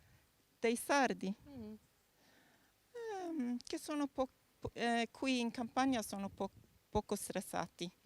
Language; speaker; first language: Italian; non-native, fluent; Norwegian